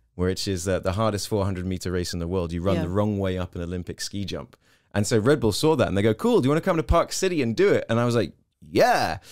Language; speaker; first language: English; native; English